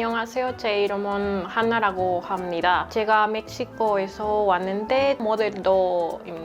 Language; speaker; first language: Korean; non-native, learner; Spanish